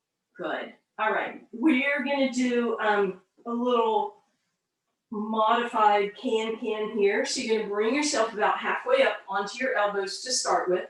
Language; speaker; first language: English; native; English